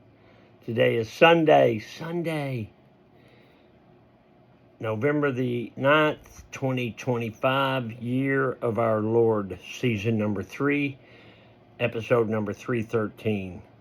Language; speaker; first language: English; native; English